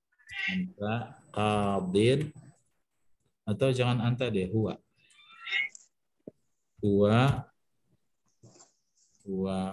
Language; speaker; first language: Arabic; non-native, fluent; Indonesian